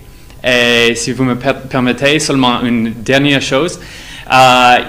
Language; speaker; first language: French; non-native, fluent; English